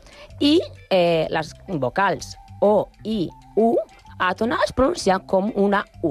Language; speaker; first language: Catalan; non-native, learner; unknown